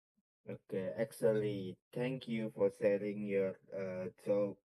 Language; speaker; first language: English; non-native, learner; Indonesian